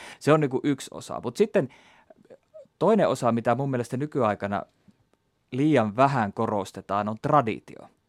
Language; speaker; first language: Finnish; native; Finnish